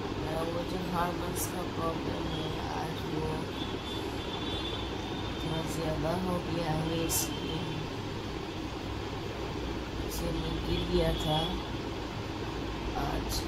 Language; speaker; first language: Hindi; non-native, local second language; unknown